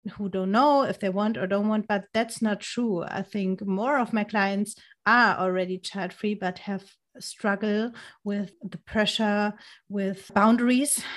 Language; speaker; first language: English; non-native, fluent; German